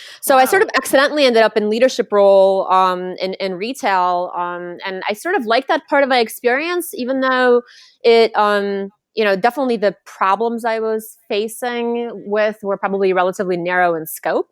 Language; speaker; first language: English; non-native, fluent; Lithuanian